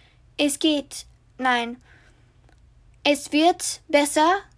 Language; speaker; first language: German; non-native, learner; English